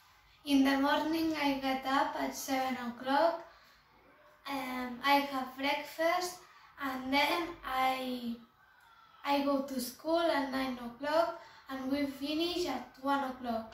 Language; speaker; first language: English; non-native, learner; Catalan